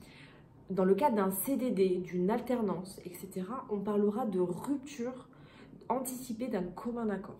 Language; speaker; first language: French; native; French